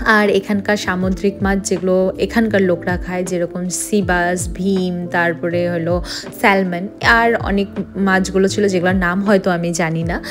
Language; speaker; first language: Bangla; non-native, local second language; Hindi